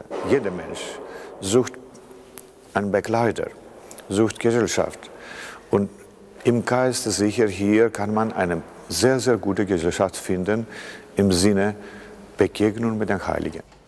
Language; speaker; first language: German; non-native, fluent; Greek